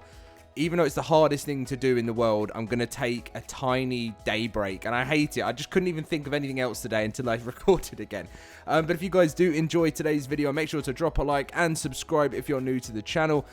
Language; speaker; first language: English; native; English